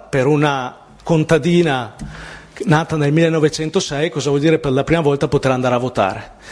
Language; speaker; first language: Italian; native; Italian